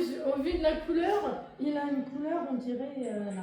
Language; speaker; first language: French; native; French